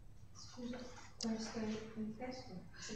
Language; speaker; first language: Italian; non-native, learner; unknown